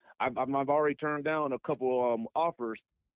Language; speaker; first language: English; native; English